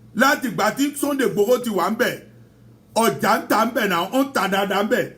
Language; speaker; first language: Yoruba; non-native, local second language; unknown